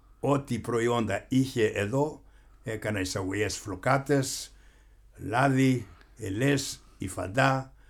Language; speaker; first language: Greek; native; Greek